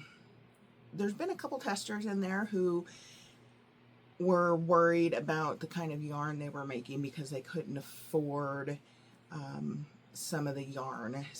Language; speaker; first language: English; native; English